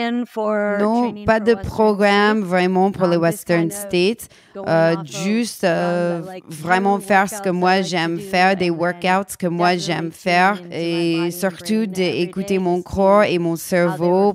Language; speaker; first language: French; non-native, learner; English